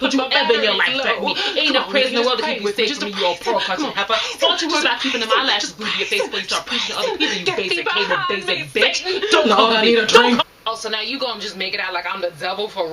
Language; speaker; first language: English; native; English